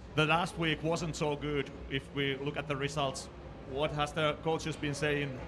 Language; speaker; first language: English; non-native, fluent; Finnish